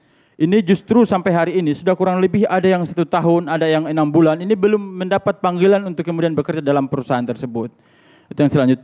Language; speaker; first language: Indonesian; native; Indonesian